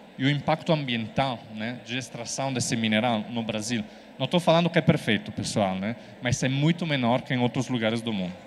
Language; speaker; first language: Portuguese; non-native, fluent; Italian